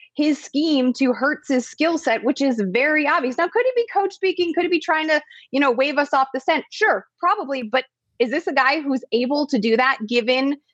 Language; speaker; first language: English; native; English